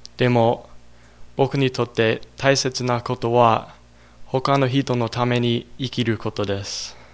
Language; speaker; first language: Japanese; non-native, learner; English